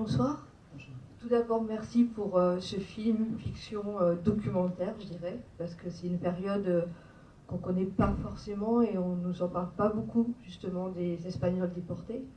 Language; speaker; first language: French; native; French